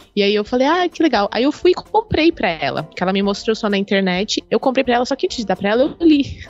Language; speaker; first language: Portuguese; native; Portuguese